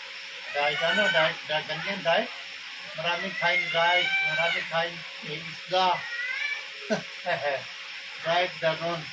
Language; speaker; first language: Filipino; non-native, learner; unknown